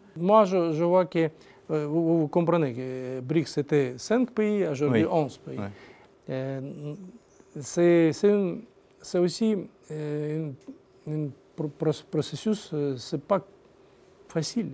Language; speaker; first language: French; non-native, learner; Russian